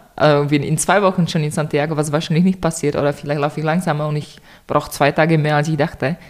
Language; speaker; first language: German; non-native, fluent; Czech